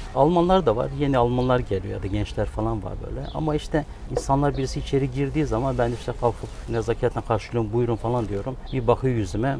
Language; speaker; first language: Turkish; early bilingual, other home language; Kurdish